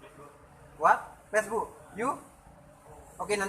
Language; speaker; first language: English; non-native, learner; Achinese